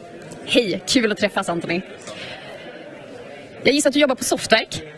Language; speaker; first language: Swedish; native; Swedish